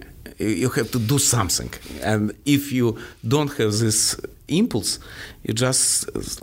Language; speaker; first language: English; non-native, fluent; Russian